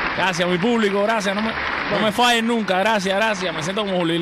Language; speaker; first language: Spanish; native; Spanish